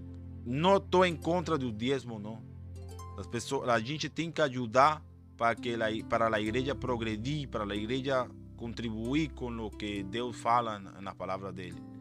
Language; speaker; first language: Portuguese; non-native, fluent; Spanish